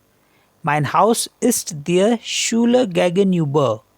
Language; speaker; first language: German; non-native, learner; Hindi